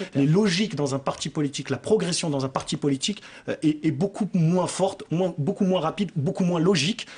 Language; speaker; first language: French; native; French